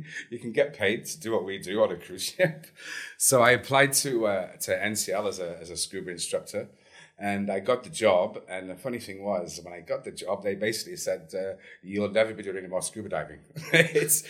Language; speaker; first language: English; native; English